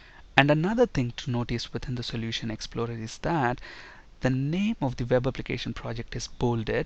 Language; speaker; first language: English; non-native, local second language; Telugu